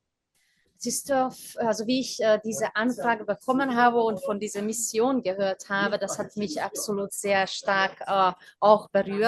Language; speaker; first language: German; non-native, fluent; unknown